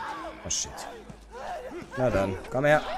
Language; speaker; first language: German; native; German